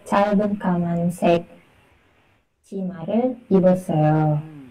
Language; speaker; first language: Korean; non-native, learner; Indonesian